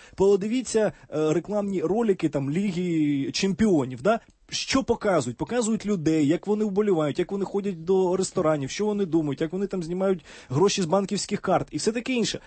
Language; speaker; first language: Ukrainian; native; Ukrainian